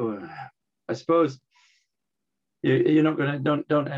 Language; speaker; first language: English; native; English